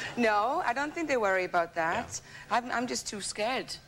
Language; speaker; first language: English; native; English